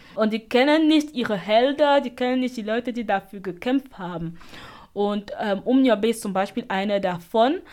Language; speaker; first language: German; non-native, fluent; Basaa